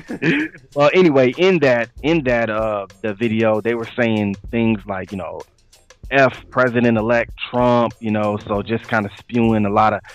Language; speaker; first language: English; native; English